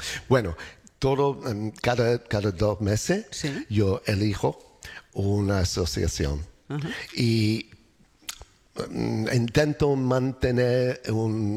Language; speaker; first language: Spanish; non-native, learner; English